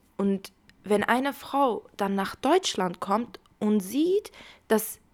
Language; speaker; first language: German; early bilingual, other home language; Kurdish